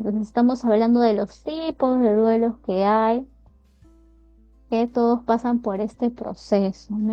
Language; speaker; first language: Spanish; native; Spanish